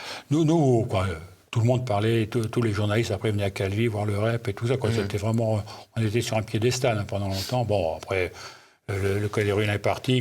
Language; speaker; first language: French; native; French